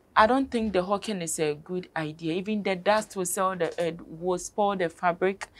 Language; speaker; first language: English; non-native, local second language; Akan